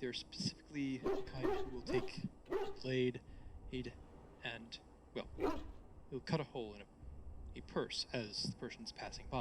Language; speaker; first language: English; native; English